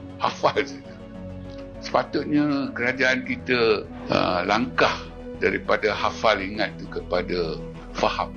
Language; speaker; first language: Malay; native; Malay